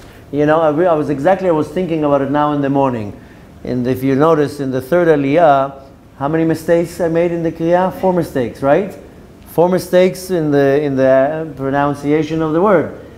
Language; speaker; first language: English; non-native, fluent; Hebrew